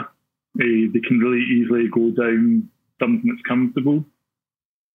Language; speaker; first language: English; native; English